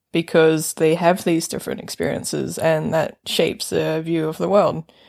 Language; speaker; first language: English; native; English